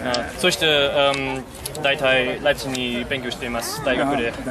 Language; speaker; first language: Japanese; non-native, learner; German